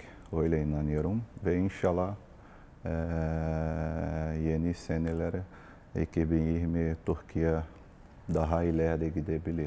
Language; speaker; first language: Turkish; non-native, learner; Portuguese